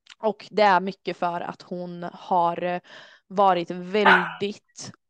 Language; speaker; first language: Swedish; early bilingual, other home language; Albanian